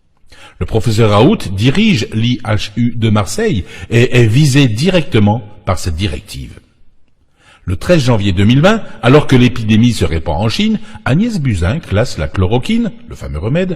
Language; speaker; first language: French; native; French